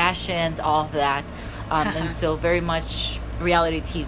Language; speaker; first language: English; non-native, fluent; Portuguese